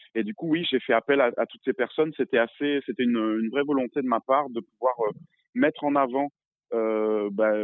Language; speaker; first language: French; native; French